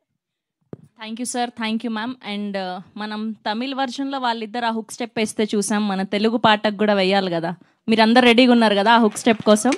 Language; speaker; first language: Telugu; native; Telugu